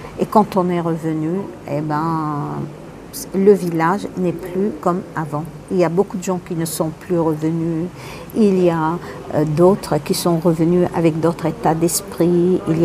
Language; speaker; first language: French; non-native, local second language; Arabic